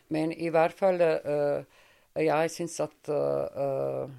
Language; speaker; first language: Norwegian; non-native, fluent; Serbian